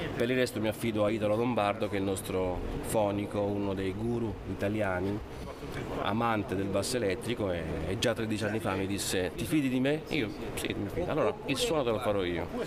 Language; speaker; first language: Italian; native; Italian